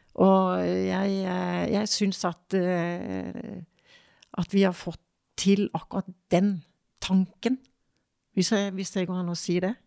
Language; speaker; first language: Norwegian; native; Norwegian